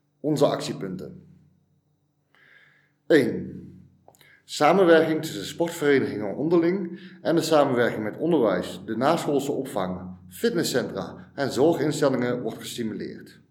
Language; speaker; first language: Dutch; native; Dutch